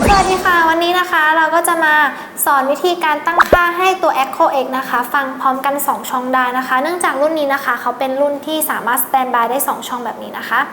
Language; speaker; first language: Thai; native; Thai